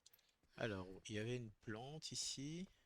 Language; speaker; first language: French; native; French